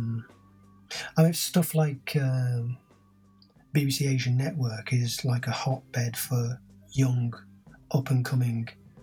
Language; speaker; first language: English; native; English